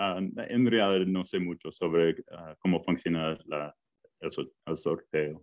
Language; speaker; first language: Spanish; non-native, fluent; English